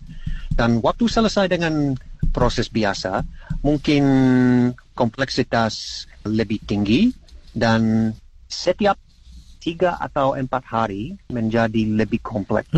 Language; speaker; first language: Indonesian; non-native, learner; English